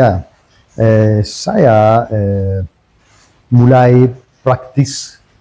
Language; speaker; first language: Indonesian; non-native, learner; Italian